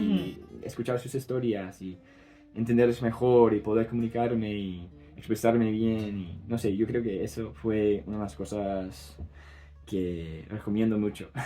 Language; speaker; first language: Spanish; non-native, fluent; English